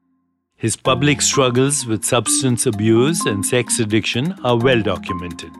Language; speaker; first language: English; non-native, local second language; Hindi